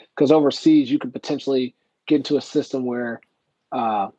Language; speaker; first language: English; native; English